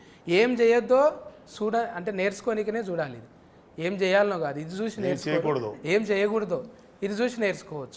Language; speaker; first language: Telugu; native; Telugu